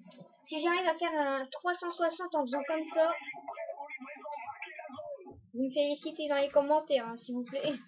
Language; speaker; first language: French; native; French